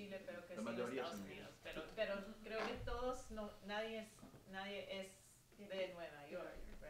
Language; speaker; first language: Spanish; early bilingual, heritage; Spanish